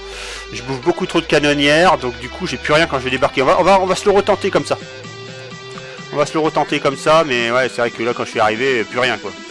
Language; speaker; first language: French; native; French